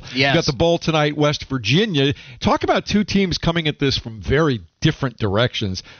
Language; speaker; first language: English; native; English